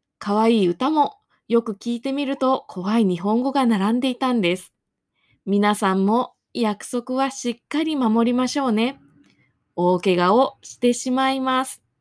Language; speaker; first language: Japanese; native; Japanese